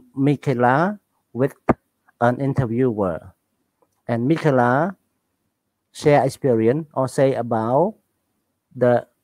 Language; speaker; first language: English; non-native, learner; Khmer